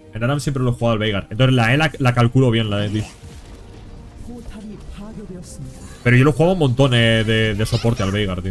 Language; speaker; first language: Spanish; native; Spanish